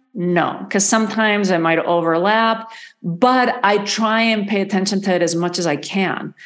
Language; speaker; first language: English; non-native, fluent; Spanish